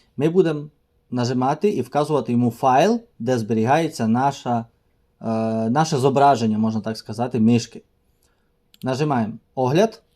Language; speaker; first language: Ukrainian; native; Ukrainian